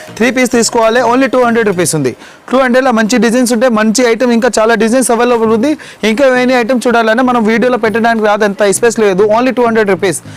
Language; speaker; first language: Telugu; non-native, local second language; Urdu